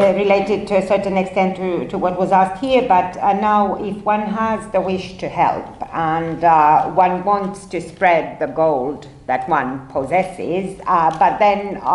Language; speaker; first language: English; non-native, fluent; Finnish